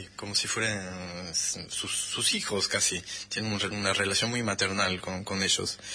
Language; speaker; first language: Spanish; non-native, fluent; French